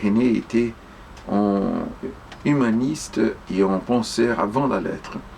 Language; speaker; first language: French; non-native, fluent; Portuguese